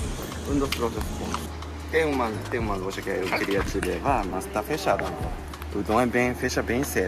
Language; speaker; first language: Portuguese; non-native, learner; Japanese